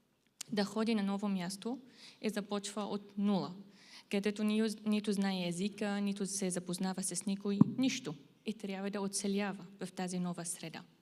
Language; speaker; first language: Bulgarian; non-native, fluent; Arabic